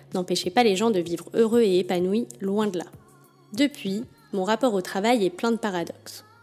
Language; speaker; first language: French; native; French